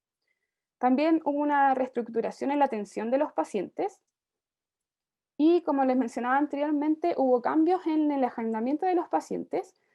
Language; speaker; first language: Spanish; native; Spanish